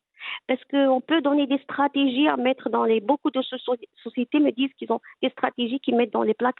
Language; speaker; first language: French; non-native, local second language; Arabic